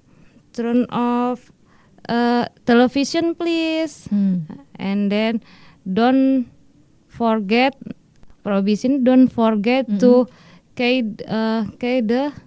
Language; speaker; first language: English; non-native, learner; Indonesian